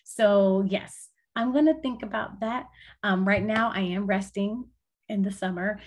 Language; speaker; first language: English; native; English